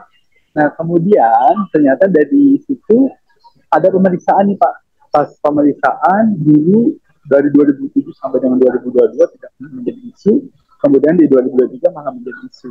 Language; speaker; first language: Indonesian; native; Indonesian